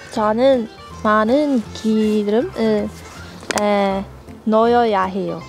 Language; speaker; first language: Korean; non-native, learner; German